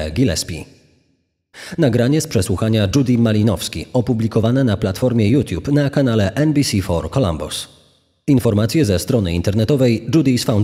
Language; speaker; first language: Polish; native; Polish